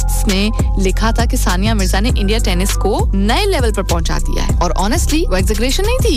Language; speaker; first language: Hindi; native; Hindi